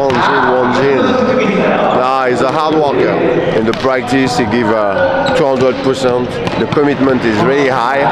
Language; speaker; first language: English; non-native, fluent; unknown